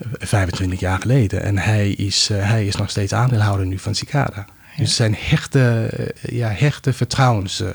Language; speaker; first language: Dutch; non-native, fluent; Danish